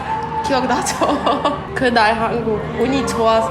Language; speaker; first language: Korean; non-native, learner; German